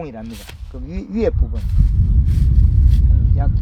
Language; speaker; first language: Korean; native; Korean